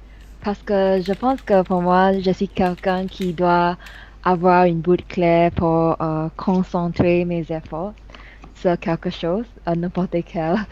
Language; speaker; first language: French; non-native, learner; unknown